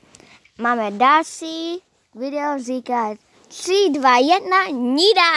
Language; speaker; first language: Czech; non-native, learner; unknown